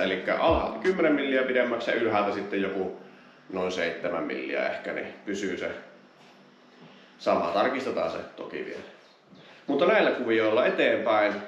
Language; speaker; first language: Finnish; native; Finnish